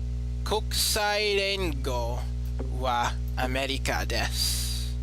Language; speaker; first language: Japanese; non-native, learner; English